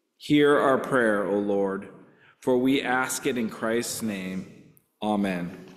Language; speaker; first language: English; native; English